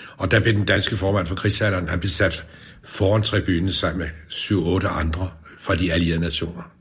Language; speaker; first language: Danish; native; Danish